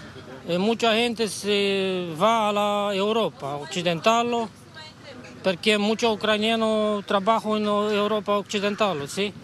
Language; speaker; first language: Spanish; non-native, learner; Romanian